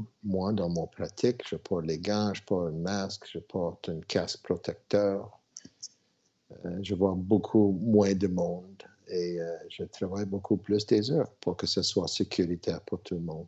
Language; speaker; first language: French; non-native, local second language; English